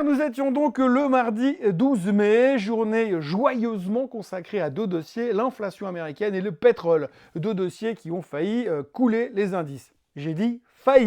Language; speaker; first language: French; native; French